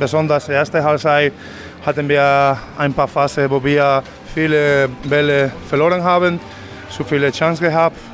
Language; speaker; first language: German; non-native, fluent; Spanish